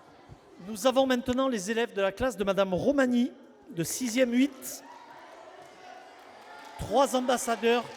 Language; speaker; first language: French; native; French